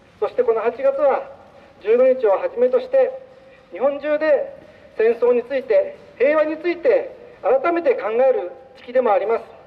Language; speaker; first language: Japanese; native; Japanese